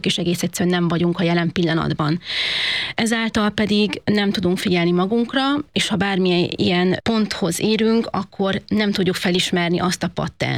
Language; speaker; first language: Hungarian; native; Hungarian